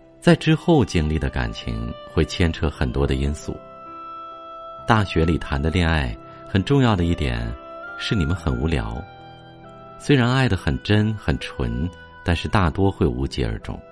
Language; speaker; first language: Chinese; native; Chinese